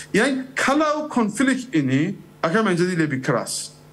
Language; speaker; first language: Indonesian; non-native, fluent; Persian